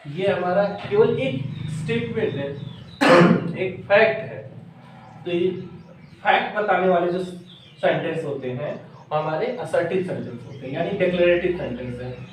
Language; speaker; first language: Hindi; native; Hindi